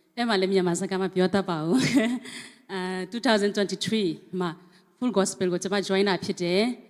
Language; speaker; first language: Burmese; non-native, learner; Mizo